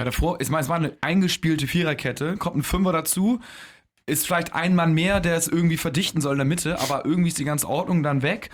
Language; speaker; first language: German; native; German